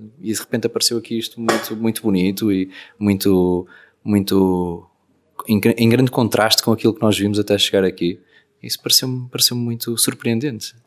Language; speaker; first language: Portuguese; native; Portuguese